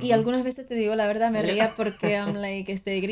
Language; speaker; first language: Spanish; early bilingual, other home language; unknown